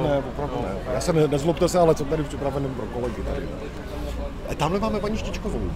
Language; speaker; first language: Czech; native; Czech